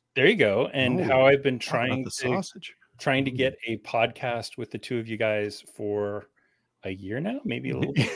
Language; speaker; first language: English; native; English